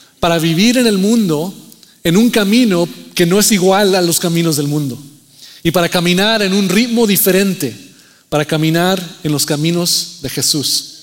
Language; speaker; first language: Spanish; early bilingual, heritage; Spanish